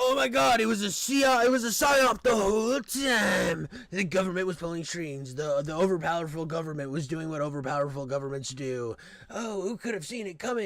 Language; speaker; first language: English; native; English